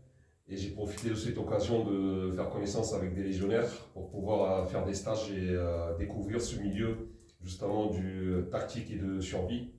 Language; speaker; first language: French; native; French